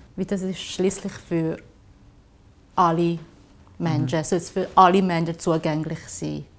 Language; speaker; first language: German; non-native, fluent; Chinese